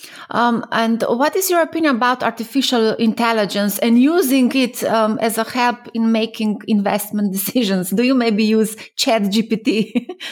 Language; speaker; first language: English; non-native, fluent; Slovenian